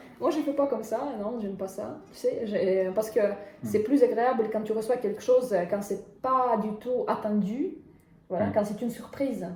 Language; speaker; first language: French; non-native, fluent; Russian